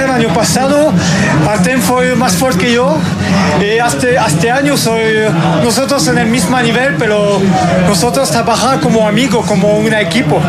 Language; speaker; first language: Portuguese; non-native, learner; Spanish